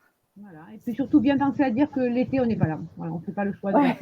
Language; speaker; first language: French; native; French